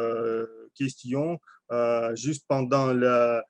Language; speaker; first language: French; non-native, learner; Russian